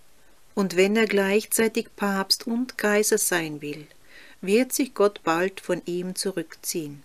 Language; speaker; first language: German; native; German